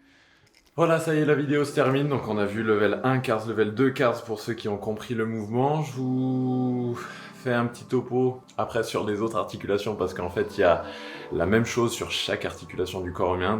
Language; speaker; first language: French; native; French